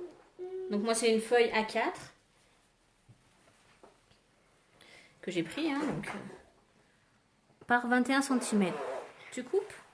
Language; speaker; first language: French; native; French